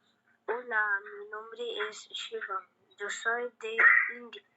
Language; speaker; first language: Spanish; non-native, learner; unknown